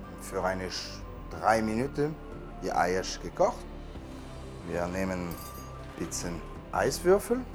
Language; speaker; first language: German; non-native, learner; French